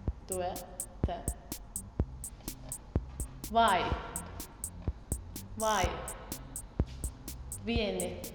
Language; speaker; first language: Italian; non-native, learner; Turkish